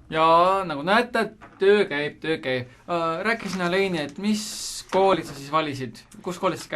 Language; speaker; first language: Estonian; native; Estonian